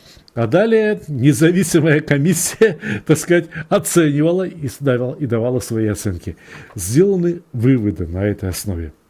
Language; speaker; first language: Russian; native; Russian